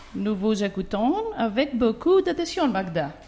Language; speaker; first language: French; non-native, learner; Greek